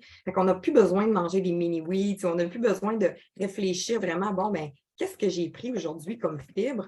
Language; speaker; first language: French; native; French